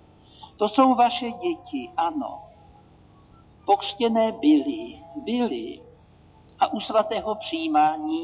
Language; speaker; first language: Czech; native; Czech